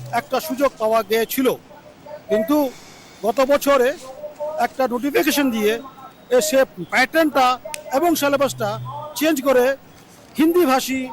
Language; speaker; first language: Bangla; non-native, local second language; Urdu